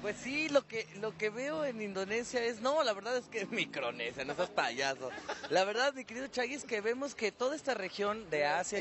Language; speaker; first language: Spanish; native; Spanish